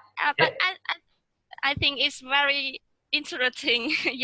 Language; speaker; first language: English; non-native, learner; Vietnamese